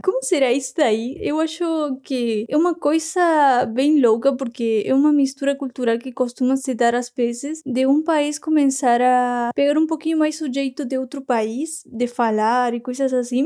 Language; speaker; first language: Portuguese; non-native, fluent; Spanish